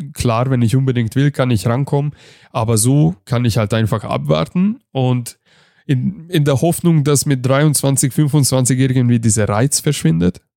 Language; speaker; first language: German; non-native, fluent; Hungarian